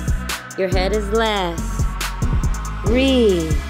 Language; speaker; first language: English; native; English